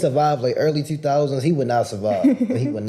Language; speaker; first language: English; native; English